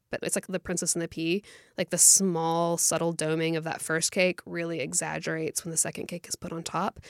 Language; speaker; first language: English; native; English